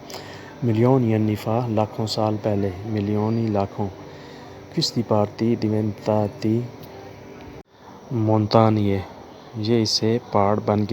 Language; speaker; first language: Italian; non-native, learner; Urdu